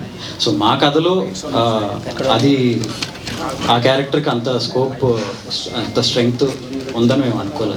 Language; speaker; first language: Telugu; native; Telugu